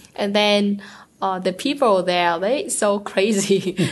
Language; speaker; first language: English; non-native, learner; Vietnamese